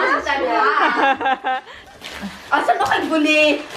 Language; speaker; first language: German; early bilingual, other home language; Filipino